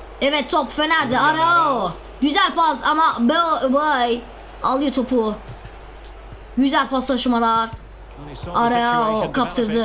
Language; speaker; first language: Turkish; non-native, learner; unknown